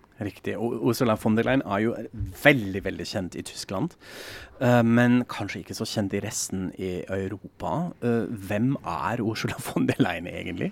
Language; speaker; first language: Norwegian; non-native, fluent; German